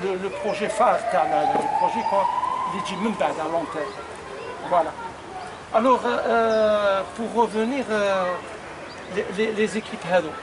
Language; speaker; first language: French; non-native, local second language; Arabic